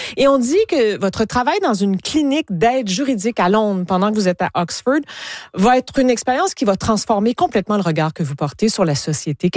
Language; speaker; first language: French; native; French